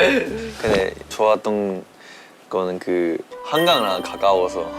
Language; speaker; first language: Korean; non-native, fluent; Japanese